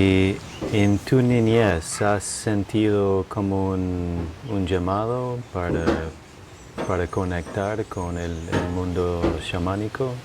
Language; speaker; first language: Spanish; non-native, fluent; English